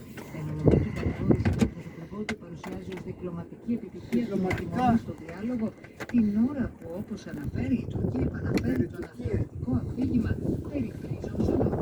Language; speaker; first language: Greek; native; Greek